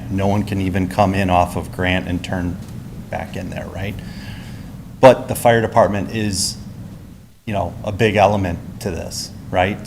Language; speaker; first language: English; native; English